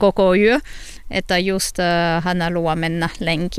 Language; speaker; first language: Finnish; non-native, fluent; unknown